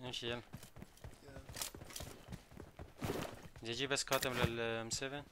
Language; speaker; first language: Arabic; native; Arabic